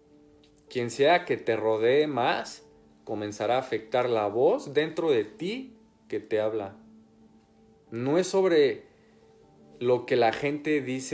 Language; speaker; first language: Spanish; native; Spanish